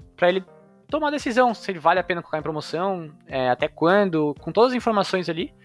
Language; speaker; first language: Portuguese; native; Portuguese